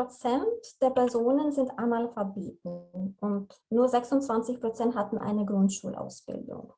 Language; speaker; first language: German; non-native, fluent; Slovenian